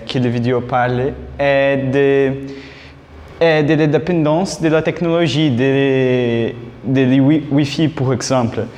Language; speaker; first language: French; non-native, learner; Portuguese